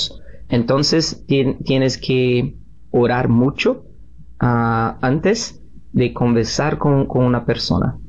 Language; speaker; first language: Spanish; non-native, learner; Portuguese